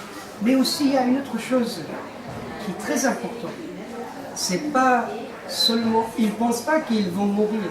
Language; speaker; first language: French; non-native, fluent; Persian